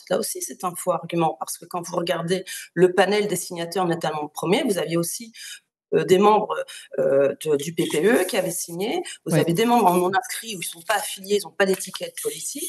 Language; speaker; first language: French; native; French